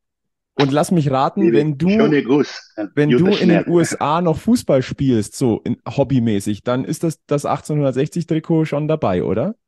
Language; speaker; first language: German; native; German